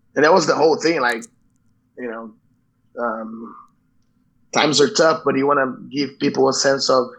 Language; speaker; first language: English; non-native, fluent; Portuguese